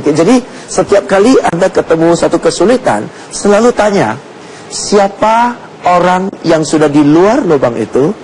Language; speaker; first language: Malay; non-native, fluent; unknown